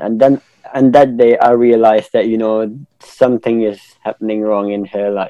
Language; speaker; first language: English; non-native, local second language; Pashto